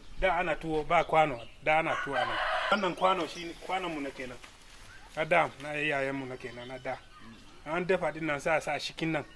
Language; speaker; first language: Hausa; non-native, local second language; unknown